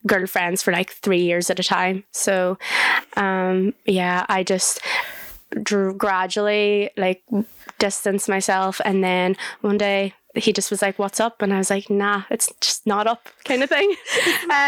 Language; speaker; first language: English; native; English